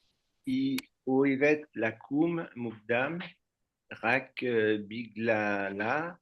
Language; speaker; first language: Hebrew; non-native, learner; French